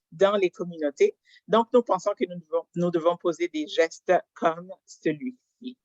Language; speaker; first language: French; native; French